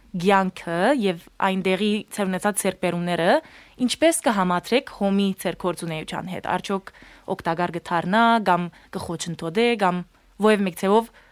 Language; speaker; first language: Armenian; early bilingual, heritage; Armenian